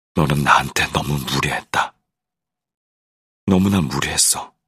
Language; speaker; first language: Korean; native; Korean